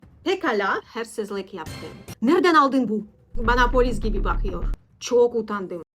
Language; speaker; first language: Turkish; non-native, learner; Russian